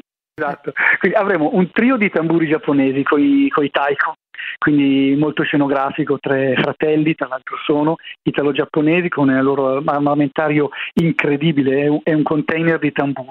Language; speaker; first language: Italian; native; Italian